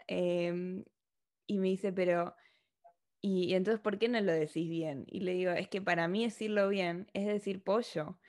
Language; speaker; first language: Spanish; native; Spanish